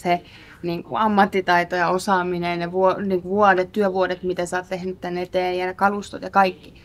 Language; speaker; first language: Finnish; native; Finnish